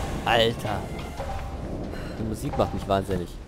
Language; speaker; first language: German; native; German